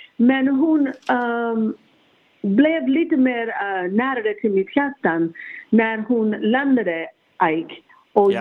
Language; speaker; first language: Swedish; non-native, learner; English